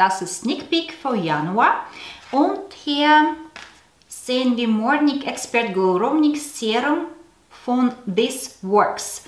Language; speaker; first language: German; non-native, learner; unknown